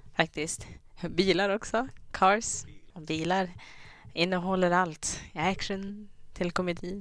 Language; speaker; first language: Swedish; early bilingual, other home language; Kinyarwanda